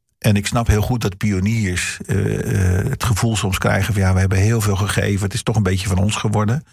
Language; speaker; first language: Dutch; early bilingual, heritage; Dutch